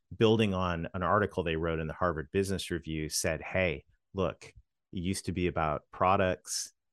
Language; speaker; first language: English; native; English